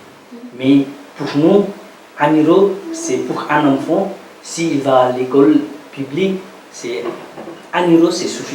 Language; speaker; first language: French; non-native, learner; Nepali